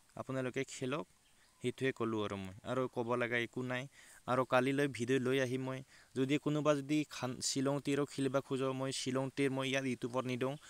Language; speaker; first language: Assamese; non-native, local second language; Bangla